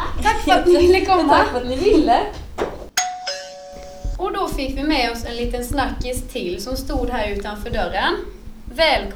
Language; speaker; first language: Swedish; native; Swedish